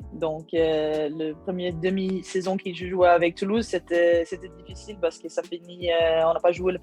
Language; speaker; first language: French; non-native, learner; Swedish